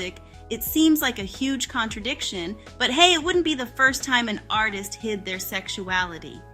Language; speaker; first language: English; native; English